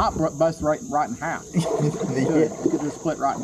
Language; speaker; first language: English; native; English